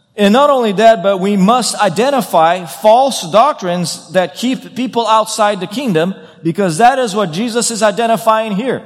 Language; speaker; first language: English; non-native, fluent; Portuguese